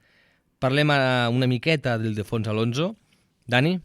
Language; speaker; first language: Catalan; native; Catalan